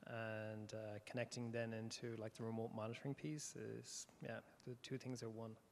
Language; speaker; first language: English; native; English